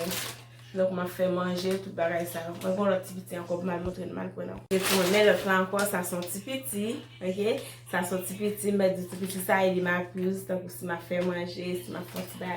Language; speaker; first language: French; non-native, learner; Haitian Creole